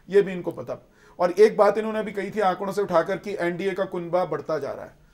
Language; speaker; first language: Hindi; native; Hindi